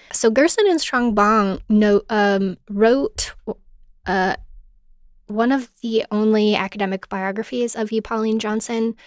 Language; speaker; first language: English; native; English